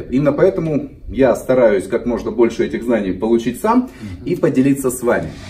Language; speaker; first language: Russian; native; Russian